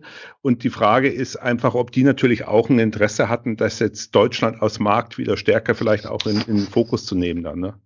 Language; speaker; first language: German; native; German